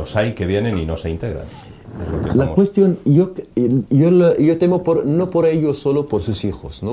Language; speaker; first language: Spanish; non-native, fluent; Arabic